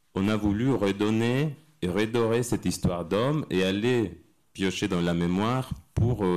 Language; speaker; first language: French; non-native, fluent; Spanish